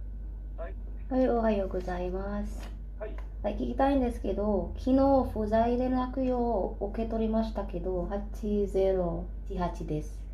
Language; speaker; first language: Japanese; non-native, fluent; Filipino